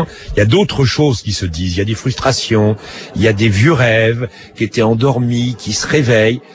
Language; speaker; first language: French; native; French